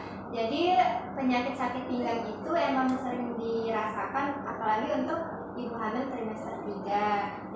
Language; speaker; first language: Indonesian; native; Indonesian